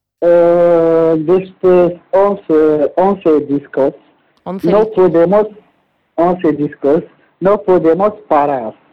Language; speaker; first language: Spanish; non-native, learner; Arabic